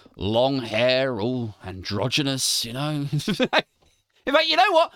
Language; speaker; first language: English; native; English